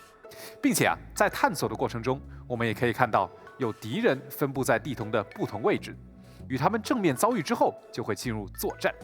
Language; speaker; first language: Chinese; native; Chinese